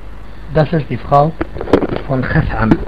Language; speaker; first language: German; non-native, fluent; Arabic